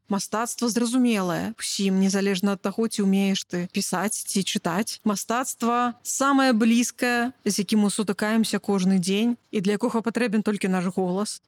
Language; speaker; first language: Belarusian; native; Belarusian